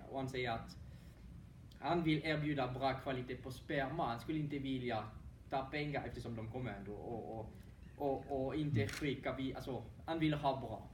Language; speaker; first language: Swedish; non-native, fluent; French